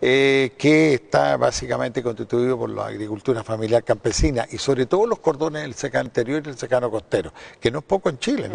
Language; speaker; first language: Spanish; native; Spanish